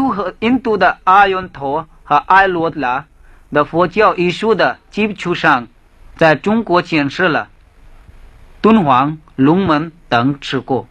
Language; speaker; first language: Chinese; non-native, fluent; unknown